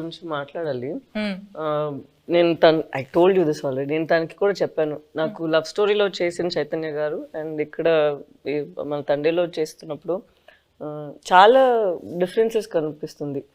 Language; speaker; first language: Telugu; non-native, fluent; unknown